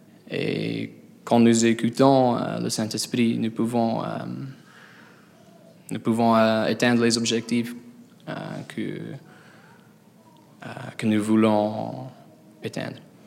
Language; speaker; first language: French; non-native, fluent; English